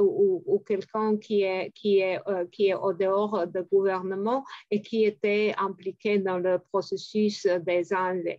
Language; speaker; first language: French; non-native, fluent; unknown